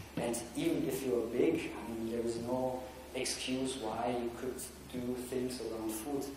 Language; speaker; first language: English; non-native, fluent; German